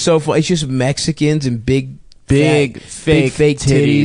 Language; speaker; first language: English; native; English